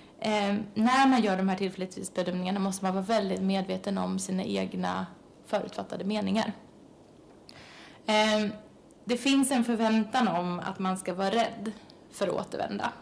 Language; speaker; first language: Swedish; native; Swedish